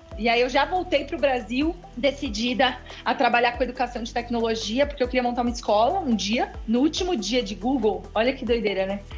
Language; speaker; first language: Portuguese; native; Portuguese